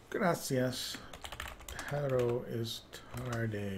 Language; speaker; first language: Spanish; non-native, learner; English